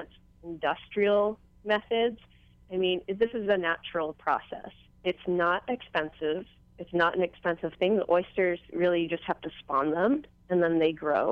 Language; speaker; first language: English; native; English